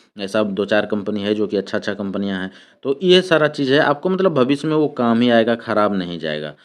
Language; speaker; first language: Hindi; native; Hindi